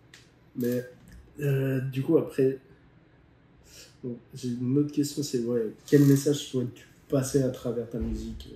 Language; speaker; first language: French; native; French